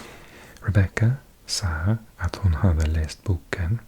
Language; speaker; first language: Swedish; non-native, learner; English